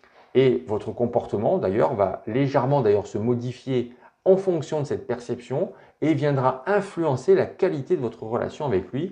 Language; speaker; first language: French; native; French